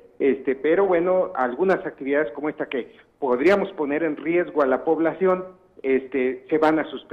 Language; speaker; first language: Spanish; native; Spanish